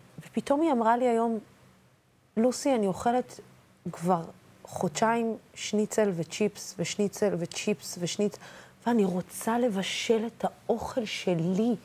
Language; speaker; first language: Hebrew; non-native, local second language; Arabic